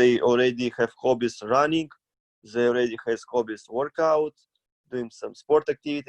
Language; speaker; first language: English; non-native, learner; Russian